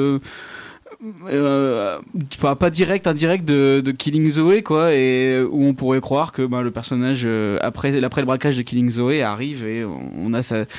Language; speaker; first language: French; native; French